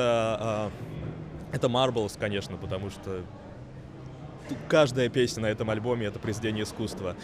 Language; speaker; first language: Russian; native; Russian